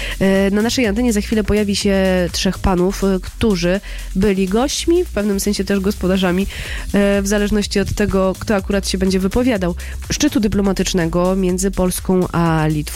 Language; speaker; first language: Polish; native; Polish